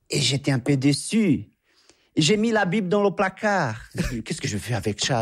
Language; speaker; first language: French; non-native, fluent; Portuguese